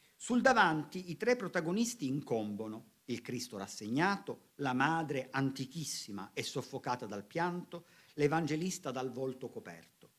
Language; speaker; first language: Italian; native; Italian